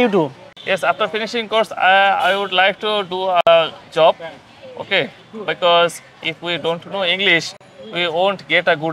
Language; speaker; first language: English; non-native, learner; Bangla